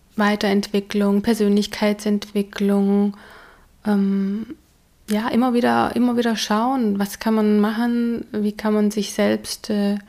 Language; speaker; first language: German; early bilingual, other home language; Hungarian